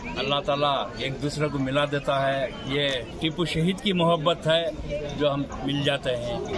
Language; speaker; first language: Hindi; non-native, local second language; Urdu